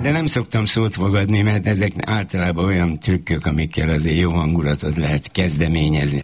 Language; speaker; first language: Hungarian; native; Hungarian